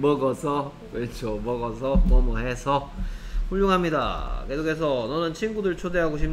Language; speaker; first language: Korean; native; Korean